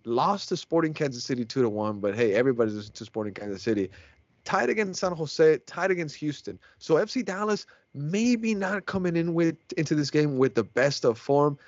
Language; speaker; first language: English; native; English